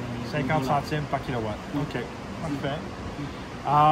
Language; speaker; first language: French; native; French